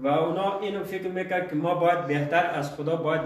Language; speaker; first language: Persian; early bilingual, heritage; Persian